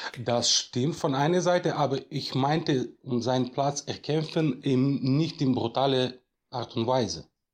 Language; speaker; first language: German; non-native, fluent; Russian